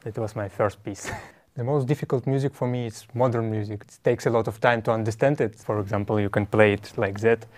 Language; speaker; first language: English; non-native, learner; Russian